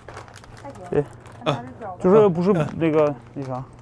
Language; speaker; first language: Chinese; non-native, fluent; Russian